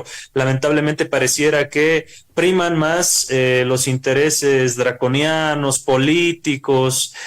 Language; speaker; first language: Spanish; native; Spanish